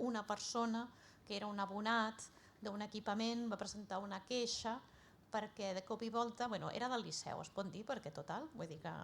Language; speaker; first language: Catalan; native; Catalan